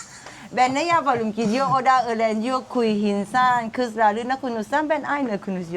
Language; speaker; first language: Turkish; non-native, learner; Thai